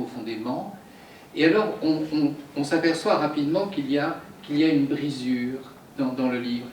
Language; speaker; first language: French; native; French